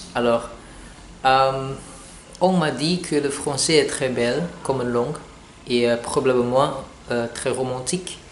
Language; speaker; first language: French; non-native, learner; Indonesian